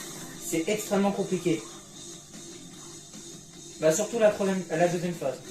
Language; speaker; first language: French; native; French